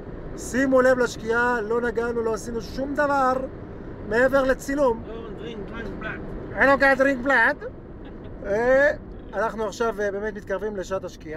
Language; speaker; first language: Hebrew; native; Hebrew